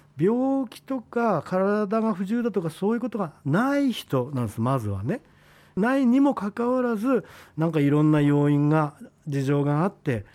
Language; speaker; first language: Japanese; native; Japanese